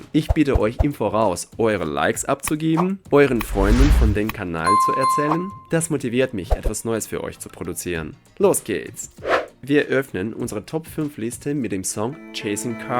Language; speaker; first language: German; non-native, fluent; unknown